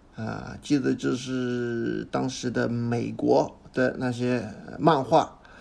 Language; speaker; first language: Chinese; non-native, fluent; English